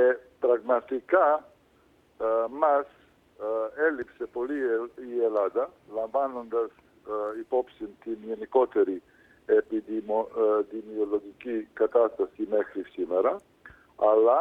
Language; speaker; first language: Greek; non-native, fluent; Serbian